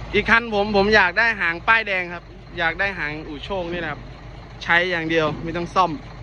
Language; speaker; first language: Thai; non-native, local second language; Northern Khmer